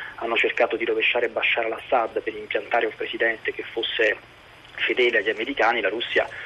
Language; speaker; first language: Italian; native; Italian